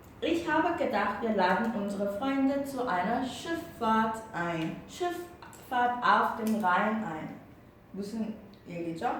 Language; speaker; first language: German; non-native, fluent; Korean